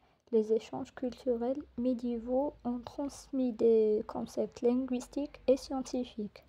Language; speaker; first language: French; non-native, local second language; Arabic